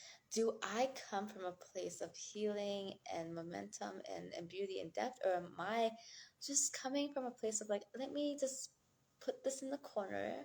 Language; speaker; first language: English; native; English